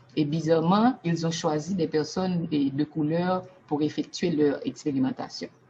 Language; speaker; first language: French; non-native, local second language; Haitian Creole